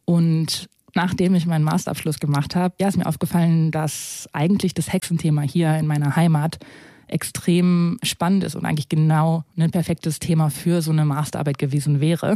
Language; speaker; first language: German; native; German